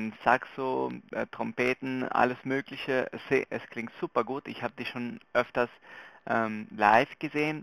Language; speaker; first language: German; non-native, fluent; Spanish